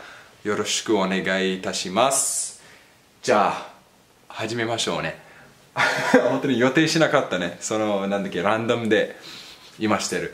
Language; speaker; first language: Japanese; non-native, fluent; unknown